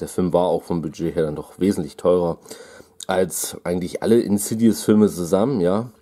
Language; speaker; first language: German; native; German